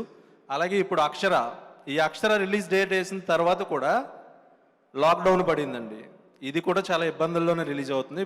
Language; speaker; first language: Telugu; native; Telugu